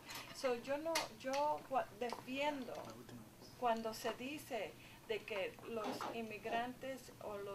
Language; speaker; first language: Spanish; early bilingual, heritage; Spanish